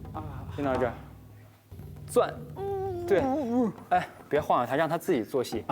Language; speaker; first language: Chinese; native; Chinese